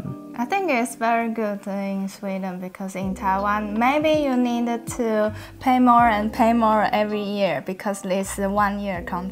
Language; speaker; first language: English; non-native, learner; Chinese